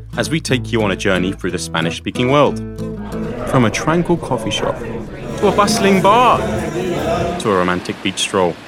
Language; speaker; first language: English; native; English